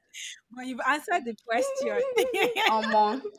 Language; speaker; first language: English; non-native, local second language; Yoruba